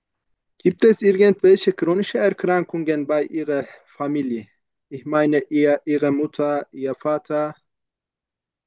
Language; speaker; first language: German; non-native, learner; Turkish